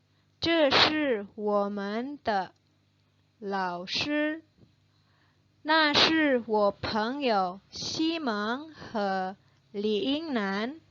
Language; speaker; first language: Chinese; non-native, fluent; Indonesian